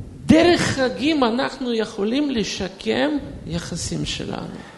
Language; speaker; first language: Hebrew; non-native, fluent; Russian